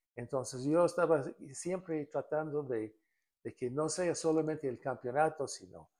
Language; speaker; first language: Spanish; non-native, fluent; English